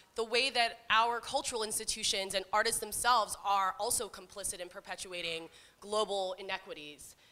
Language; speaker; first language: English; native; English